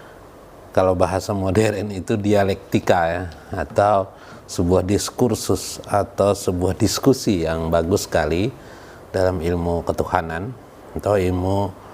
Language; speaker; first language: Indonesian; native; Indonesian